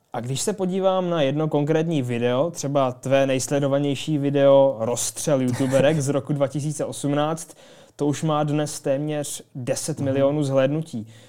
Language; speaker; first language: Czech; native; Czech